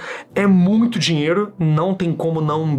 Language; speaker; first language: Portuguese; native; Portuguese